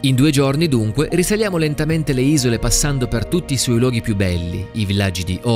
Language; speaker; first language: Italian; native; Italian